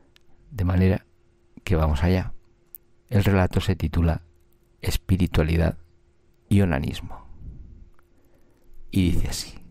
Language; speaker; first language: Spanish; native; Spanish